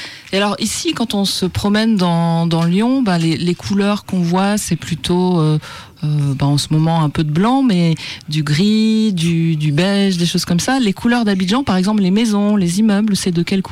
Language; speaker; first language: French; native; French